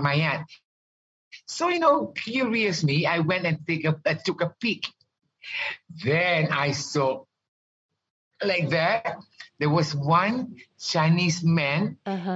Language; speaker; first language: English; non-native, local second language; Malay